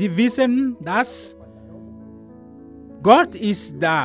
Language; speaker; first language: German; non-native, learner; Ewe